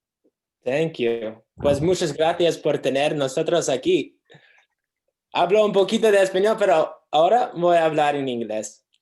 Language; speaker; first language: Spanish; non-native, learner; English